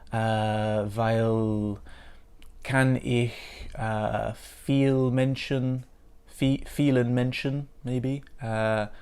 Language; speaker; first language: German; non-native, learner; English